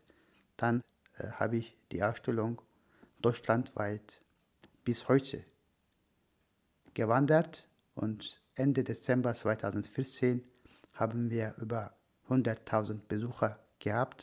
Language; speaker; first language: German; non-native, learner; Turkish